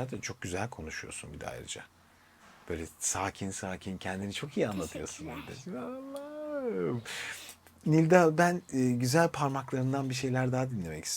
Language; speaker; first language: Turkish; native; Turkish